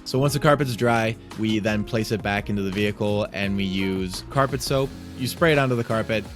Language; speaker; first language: English; native; English